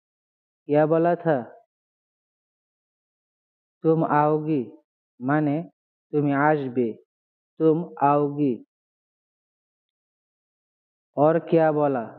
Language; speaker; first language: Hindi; non-native, fluent; Bangla